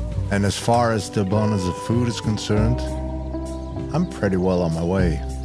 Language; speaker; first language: English; non-native, fluent; Dutch